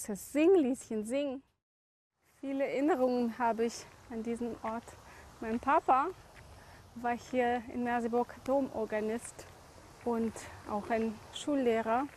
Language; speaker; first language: German; native; German